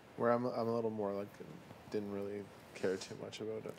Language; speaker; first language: English; native; English